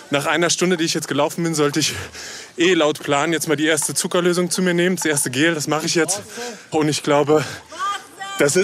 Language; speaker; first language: German; native; German